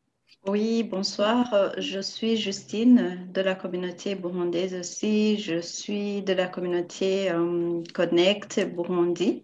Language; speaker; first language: French; non-native, local second language; Rundi